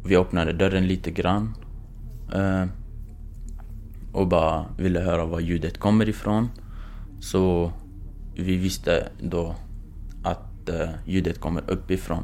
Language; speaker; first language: Swedish; non-native, fluent; Kurdish